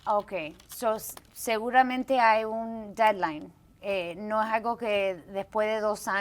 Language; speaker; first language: Spanish; early bilingual, heritage; Spanish